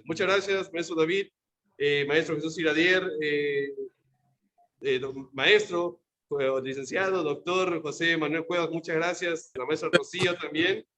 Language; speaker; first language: Spanish; native; Spanish